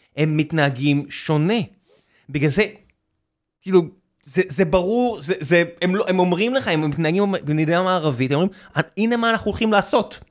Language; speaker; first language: Hebrew; native; Hebrew